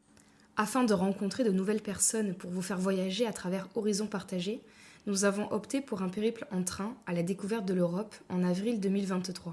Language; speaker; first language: French; native; French